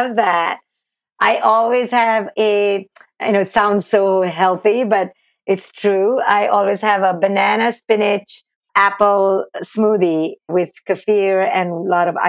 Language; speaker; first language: English; non-native, local second language; Hindi